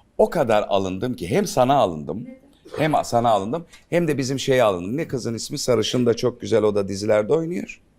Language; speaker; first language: Turkish; native; Turkish